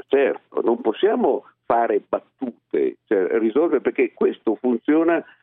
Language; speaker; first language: Italian; native; Italian